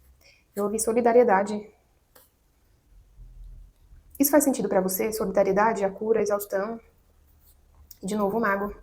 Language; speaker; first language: Portuguese; native; Portuguese